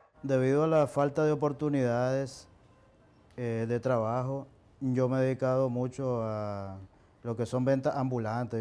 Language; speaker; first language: Spanish; native; Spanish